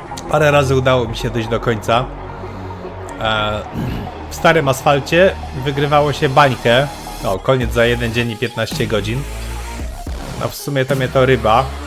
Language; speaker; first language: Polish; native; Polish